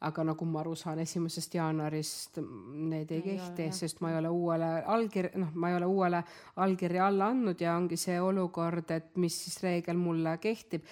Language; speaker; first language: Estonian; non-native, local second language; Russian